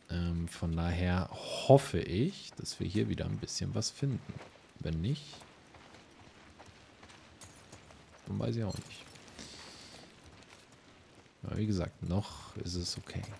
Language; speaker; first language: German; native; German